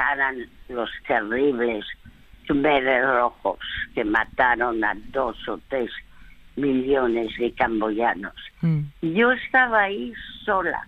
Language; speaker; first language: Spanish; early bilingual, other home language; French